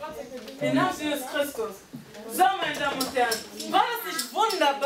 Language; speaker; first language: German; early bilingual, heritage; German